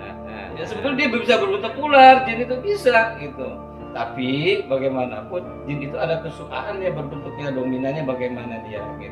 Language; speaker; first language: Indonesian; native; Indonesian